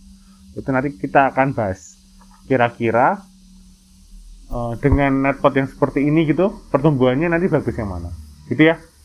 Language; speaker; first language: Indonesian; native; Indonesian